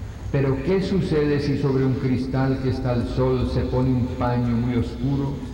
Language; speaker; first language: Spanish; native; Spanish